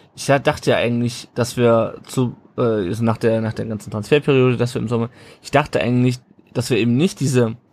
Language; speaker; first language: German; native; German